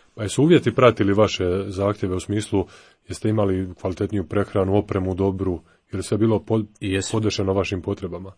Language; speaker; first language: Croatian; native; Croatian